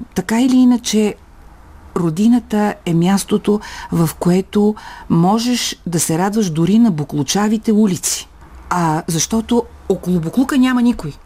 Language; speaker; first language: Bulgarian; native; Bulgarian